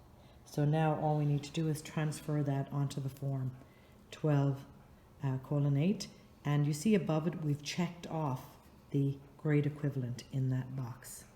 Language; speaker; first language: English; native; English